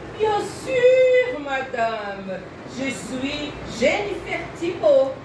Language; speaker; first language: French; non-native, learner; Portuguese